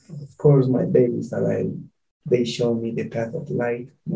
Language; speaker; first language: English; non-native, fluent; Spanish